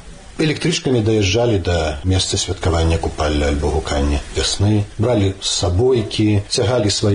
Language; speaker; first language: Belarusian; native; Belarusian